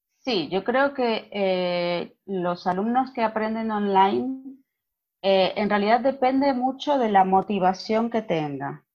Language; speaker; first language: Spanish; native; Spanish